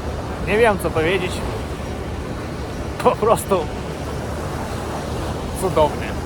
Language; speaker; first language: Polish; non-native, learner; Russian